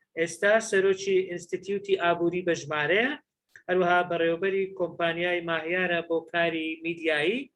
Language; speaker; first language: Central Kurdish; native; Central Kurdish